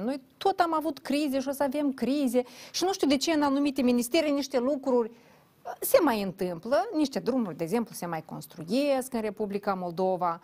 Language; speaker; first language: Romanian; native; Romanian